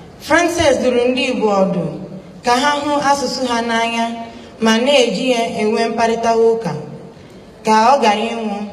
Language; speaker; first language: Igbo; early bilingual, heritage; Igbo